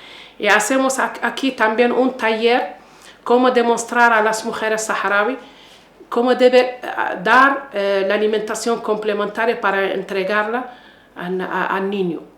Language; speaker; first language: Spanish; non-native, fluent; Arabic